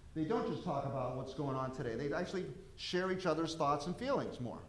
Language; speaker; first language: English; native; English